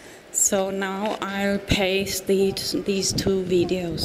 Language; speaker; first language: Spanish; non-native, fluent; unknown